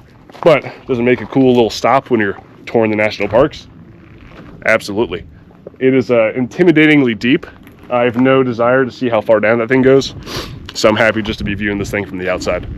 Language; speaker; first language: English; native; English